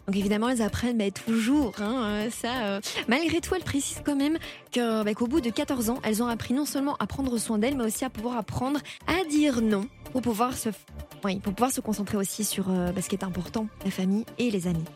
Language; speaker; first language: French; native; French